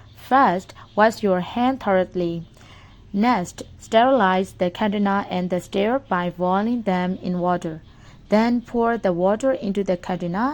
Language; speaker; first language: English; non-native, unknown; Burmese